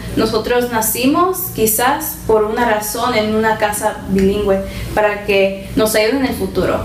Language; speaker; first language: Spanish; early bilingual, heritage; Spanish